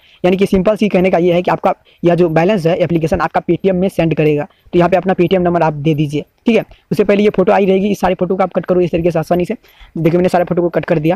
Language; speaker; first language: Hindi; native; Hindi